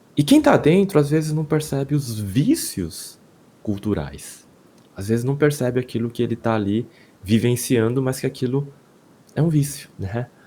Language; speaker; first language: Portuguese; non-native, fluent; Korean